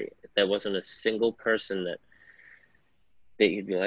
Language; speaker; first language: English; native; English